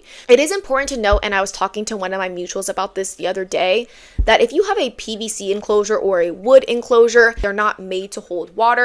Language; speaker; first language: English; native; English